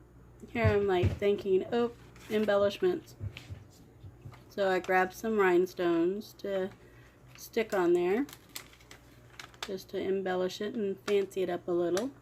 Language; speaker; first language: English; native; English